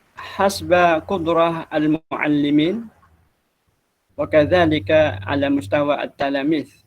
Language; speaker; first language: Arabic; non-native, fluent; Malay